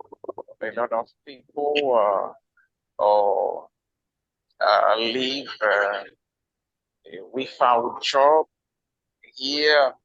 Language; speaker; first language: English; non-native, learner; Haitian Creole